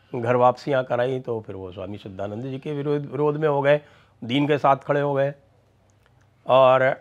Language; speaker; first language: Hindi; native; Hindi